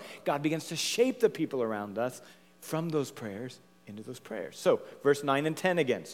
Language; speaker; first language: English; native; English